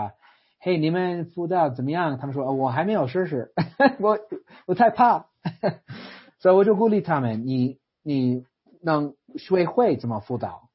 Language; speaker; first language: Chinese; non-native, fluent; English